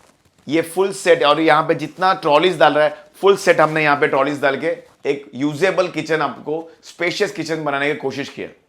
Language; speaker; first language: Hindi; non-native, local second language; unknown